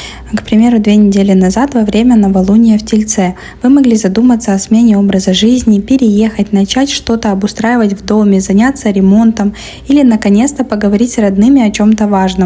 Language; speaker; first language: Russian; native; Russian